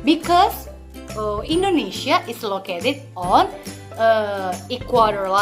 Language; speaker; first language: English; non-native, fluent; Indonesian